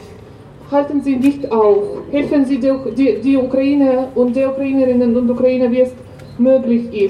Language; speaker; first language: German; non-native, fluent; Ukrainian